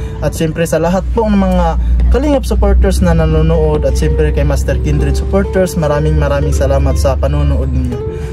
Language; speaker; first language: Filipino; non-native, local second language; Cebuano